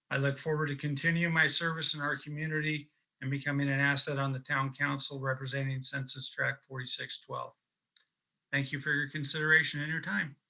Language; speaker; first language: English; native; English